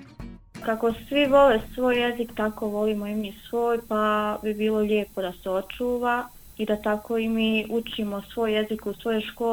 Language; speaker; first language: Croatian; non-native, local second language; Romany